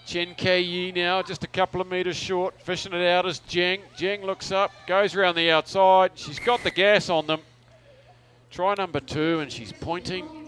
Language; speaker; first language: English; native; English